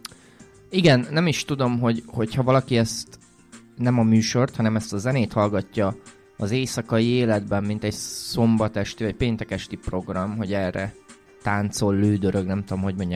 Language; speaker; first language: Hungarian; native; Hungarian